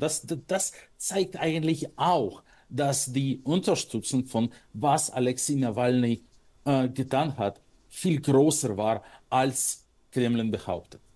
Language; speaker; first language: German; non-native, fluent; Russian